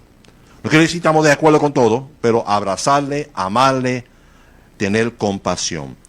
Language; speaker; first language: Spanish; native; Spanish